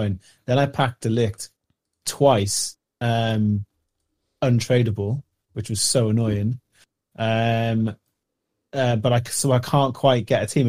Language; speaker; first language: English; native; English